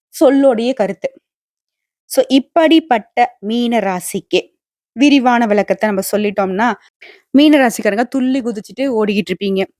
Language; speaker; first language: Tamil; native; Tamil